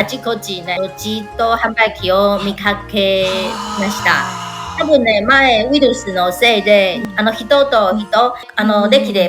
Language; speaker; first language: Japanese; non-native, learner; Chinese